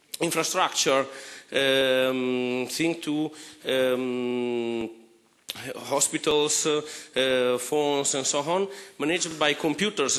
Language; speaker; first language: English; non-native, fluent; Italian